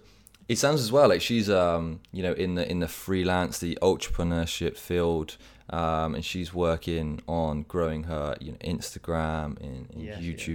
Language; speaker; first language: English; native; English